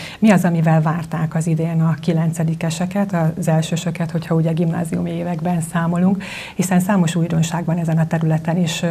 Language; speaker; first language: Hungarian; native; Hungarian